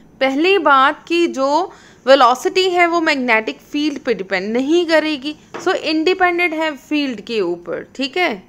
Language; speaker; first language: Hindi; non-native, local second language; Punjabi